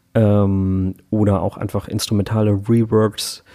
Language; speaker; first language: German; native; German